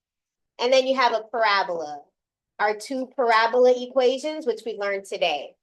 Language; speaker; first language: English; native; English